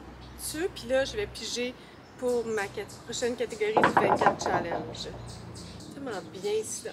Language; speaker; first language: French; native; French